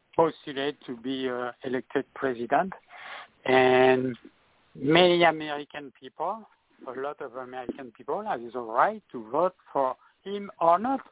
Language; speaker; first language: English; non-native, fluent; French